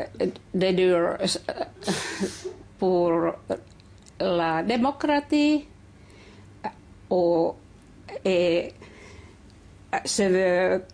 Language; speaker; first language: French; non-native, learner; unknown